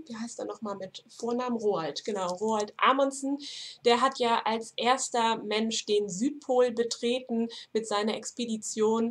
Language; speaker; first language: German; native; German